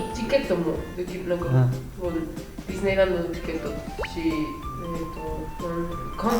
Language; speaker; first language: Japanese; non-native, learner; Spanish